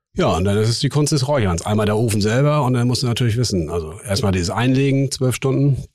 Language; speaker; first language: German; native; German